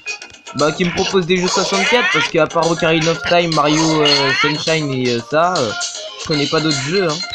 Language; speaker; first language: French; native; French